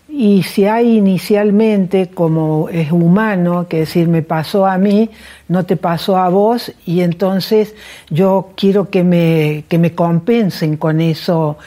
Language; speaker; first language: Spanish; native; Spanish